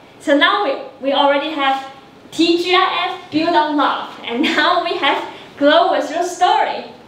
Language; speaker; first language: English; non-native, fluent; Chinese